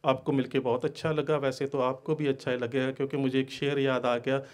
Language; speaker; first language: Hindi; non-native, local second language; Punjabi